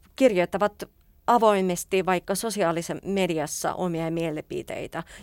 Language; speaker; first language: Finnish; non-native, fluent; Russian